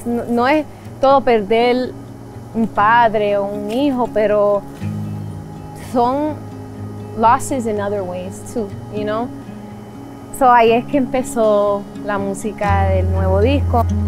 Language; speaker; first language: Spanish; early bilingual, other home language; English